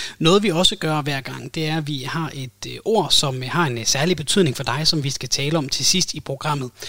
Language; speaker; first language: Danish; native; Danish